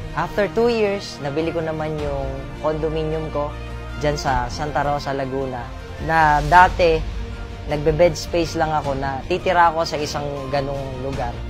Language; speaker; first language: Filipino; native; Filipino